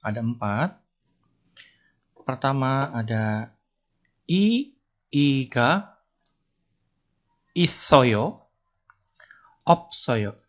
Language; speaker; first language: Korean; non-native, fluent; Indonesian